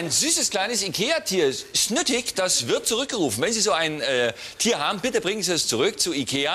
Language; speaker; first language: German; native; German